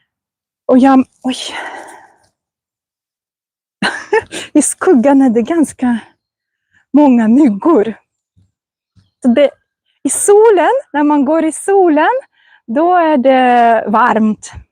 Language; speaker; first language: Swedish; non-native, fluent; Russian